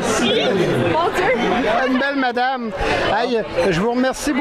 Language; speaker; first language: French; native; French